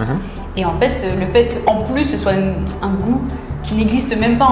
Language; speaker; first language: French; native; French